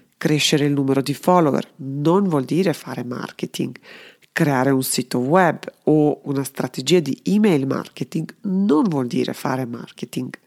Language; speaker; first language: Italian; non-native, fluent; Serbian